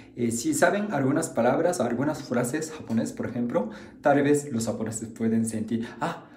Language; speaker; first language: Spanish; non-native, fluent; Japanese